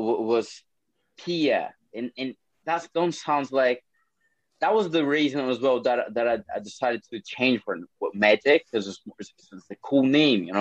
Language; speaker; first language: English; non-native, fluent; Portuguese